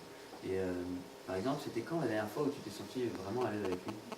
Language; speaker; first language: French; native; French